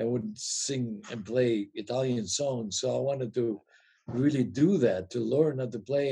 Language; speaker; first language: English; non-native, fluent; Italian